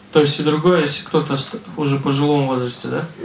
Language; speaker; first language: Russian; native; Russian